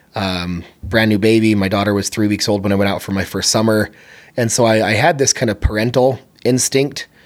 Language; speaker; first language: English; native; English